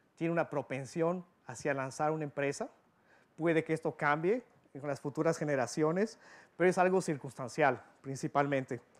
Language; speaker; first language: Spanish; early bilingual, other home language; English